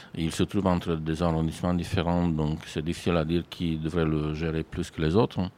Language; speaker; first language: French; non-native, fluent; Romanian